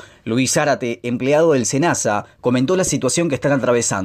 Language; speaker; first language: Spanish; native; Spanish